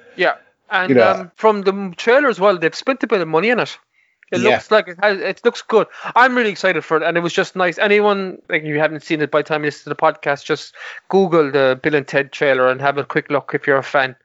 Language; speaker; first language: English; native; English